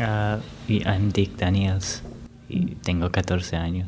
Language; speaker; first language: Catalan; non-native, learner; Spanish